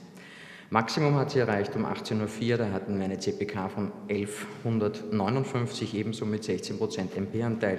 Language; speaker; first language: German; native; German